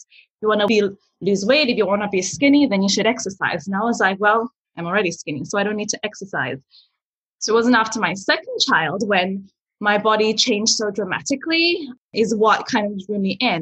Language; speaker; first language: English; early bilingual, other home language; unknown